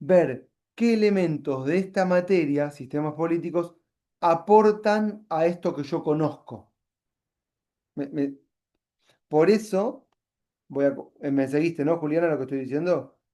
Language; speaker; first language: Spanish; native; Spanish